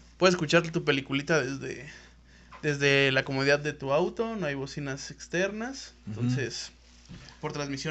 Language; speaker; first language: Spanish; native; Spanish